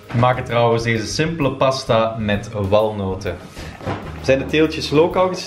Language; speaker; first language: Dutch; native; Dutch